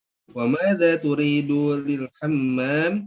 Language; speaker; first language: Arabic; non-native, learner; Indonesian